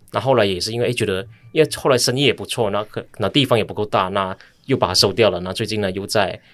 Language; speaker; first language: Chinese; native; Chinese